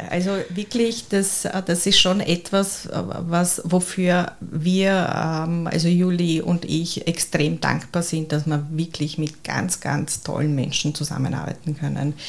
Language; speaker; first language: German; early bilingual, heritage; German